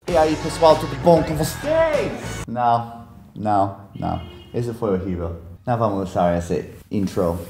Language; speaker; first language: Portuguese; non-native, fluent; English